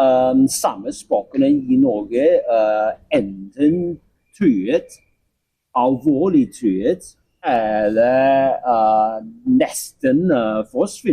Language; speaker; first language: Norwegian; non-native, learner; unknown